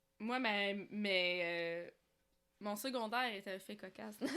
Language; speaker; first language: French; early bilingual, other home language; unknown